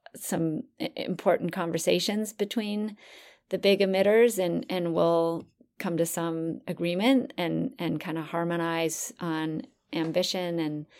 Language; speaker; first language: English; native; English